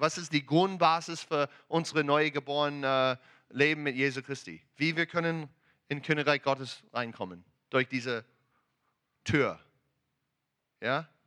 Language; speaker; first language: German; non-native, learner; English